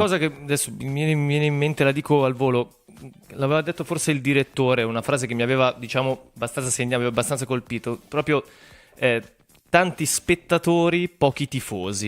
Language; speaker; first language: Italian; native; Italian